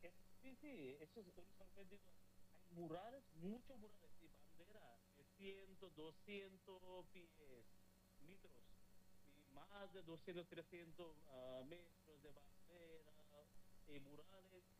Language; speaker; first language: Spanish; non-native, fluent; Bangla